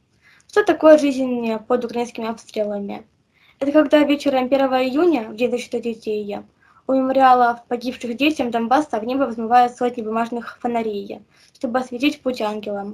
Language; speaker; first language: Russian; native; Russian